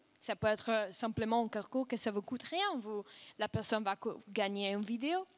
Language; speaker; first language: French; non-native, fluent; Russian